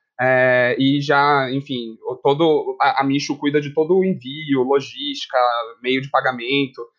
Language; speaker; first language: Portuguese; native; Portuguese